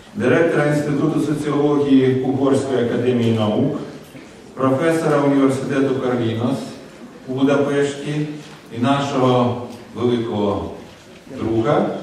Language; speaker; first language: Ukrainian; native; Ukrainian